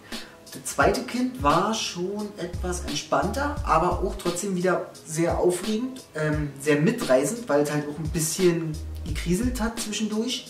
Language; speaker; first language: German; native; German